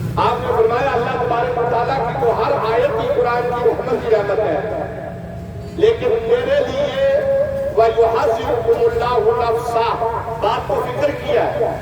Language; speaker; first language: Urdu; non-native, local second language; Pashto